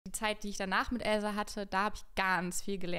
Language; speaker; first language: German; native; German